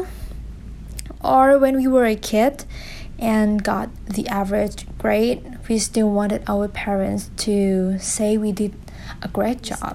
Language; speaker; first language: English; non-native, fluent; Thai